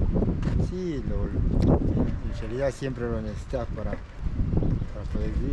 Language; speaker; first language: Spanish; native; Spanish